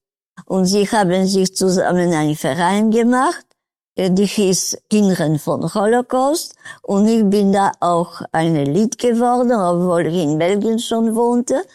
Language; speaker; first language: German; non-native, learner; Polish